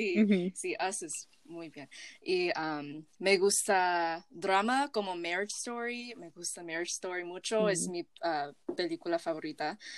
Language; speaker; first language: Spanish; non-native, learner; English